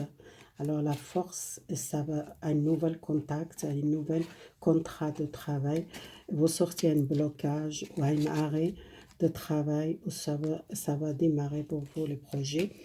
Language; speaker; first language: French; non-native, fluent; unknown